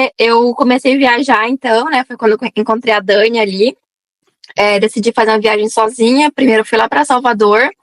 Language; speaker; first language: Portuguese; native; Portuguese